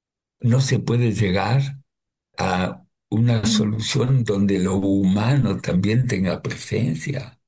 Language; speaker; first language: Spanish; early bilingual, other home language; Yiddish